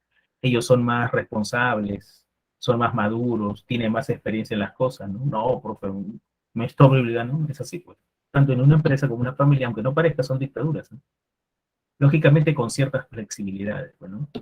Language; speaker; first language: Spanish; native; Spanish